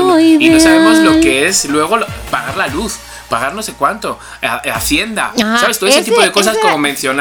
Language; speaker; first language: Spanish; native; Spanish